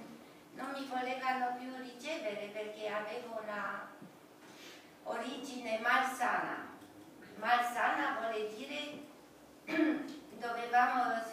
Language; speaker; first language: Italian; non-native, fluent; Romanian